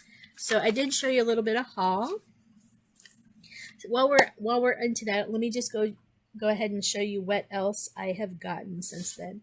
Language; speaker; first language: English; native; English